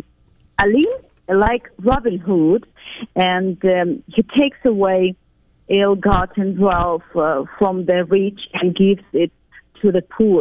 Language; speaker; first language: English; non-native, fluent; Ukrainian